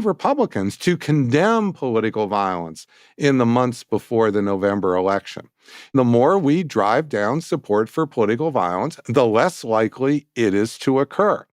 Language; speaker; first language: English; native; English